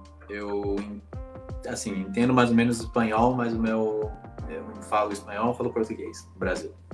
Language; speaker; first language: Portuguese; early bilingual, heritage; Portuguese